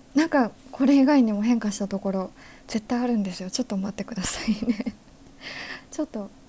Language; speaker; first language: Japanese; native; Japanese